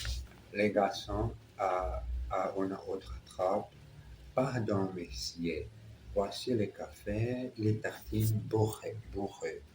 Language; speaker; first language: French; non-native, learner; Portuguese